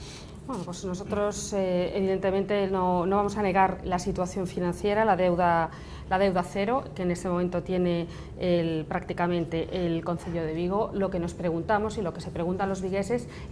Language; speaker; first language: Spanish; native; Spanish